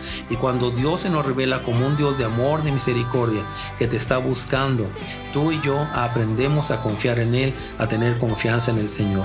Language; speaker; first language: Spanish; native; Spanish